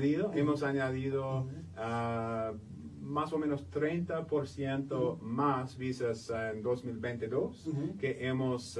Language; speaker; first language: Spanish; non-native, fluent; English